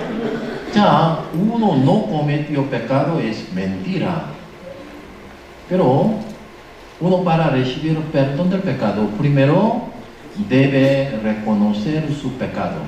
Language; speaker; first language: Spanish; non-native, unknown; Korean